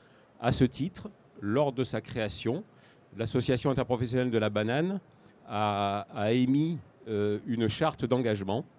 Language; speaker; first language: French; native; French